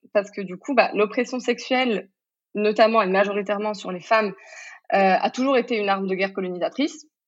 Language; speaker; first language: French; non-native, local second language; Arabic